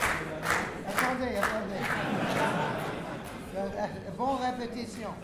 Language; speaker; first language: French; non-native, learner; English